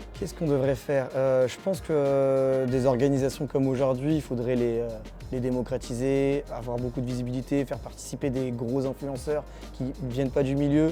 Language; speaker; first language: French; native; French